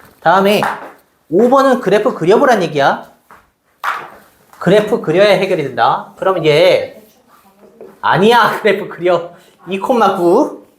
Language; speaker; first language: Korean; native; Korean